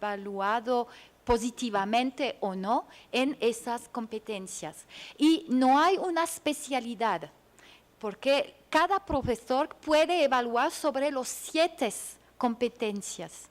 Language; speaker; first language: Spanish; non-native, fluent; French